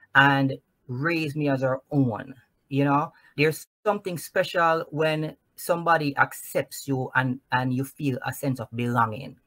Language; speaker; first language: English; non-native, local second language; Jamaican Creole English